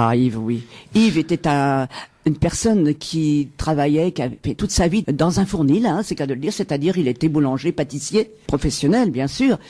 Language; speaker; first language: French; native; French